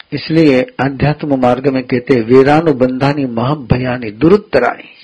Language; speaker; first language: Hindi; non-native, local second language; Gujarati